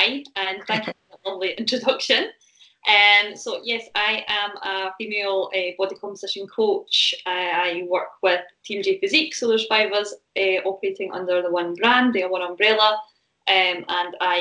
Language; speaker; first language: English; native; English